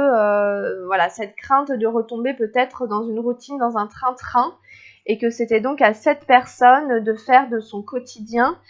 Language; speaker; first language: French; native; French